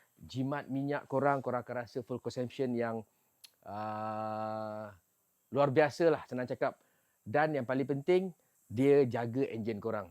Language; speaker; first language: Malay; native; Malay